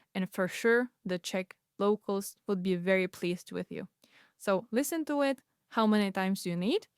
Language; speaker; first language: English; non-native, fluent; Czech